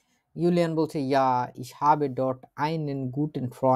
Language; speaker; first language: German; non-native, learner; Bangla